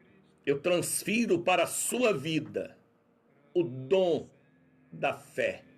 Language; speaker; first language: Portuguese; native; Portuguese